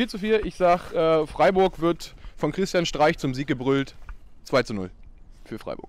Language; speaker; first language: German; native; German